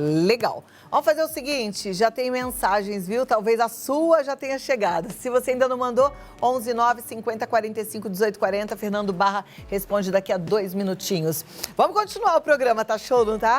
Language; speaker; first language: Portuguese; native; Portuguese